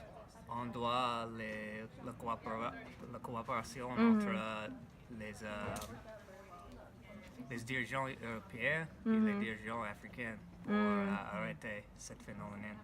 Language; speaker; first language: French; non-native, learner; English